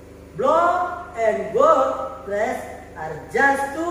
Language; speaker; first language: English; non-native, fluent; Indonesian